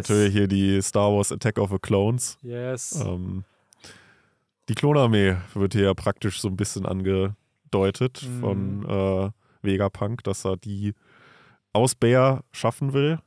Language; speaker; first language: German; native; German